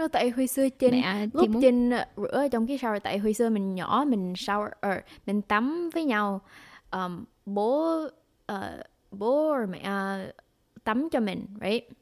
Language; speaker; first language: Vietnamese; early bilingual, heritage; Vietnamese